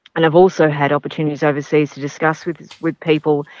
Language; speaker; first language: English; native; English